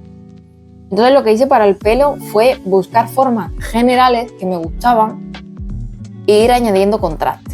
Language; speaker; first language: Spanish; native; Spanish